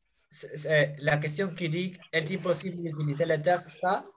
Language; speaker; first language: French; non-native, fluent; Spanish